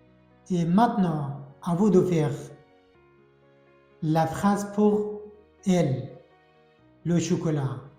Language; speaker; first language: French; non-native, fluent; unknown